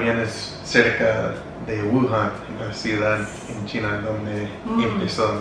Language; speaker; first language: Spanish; non-native, learner; English